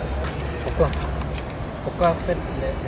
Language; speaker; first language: French; non-native, learner; Spanish